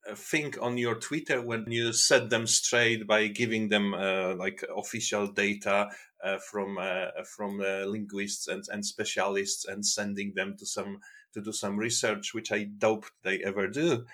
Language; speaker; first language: English; non-native, fluent; Polish